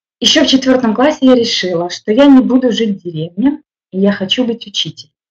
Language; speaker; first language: Russian; native; Russian